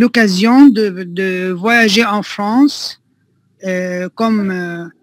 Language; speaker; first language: French; non-native, learner; Arabic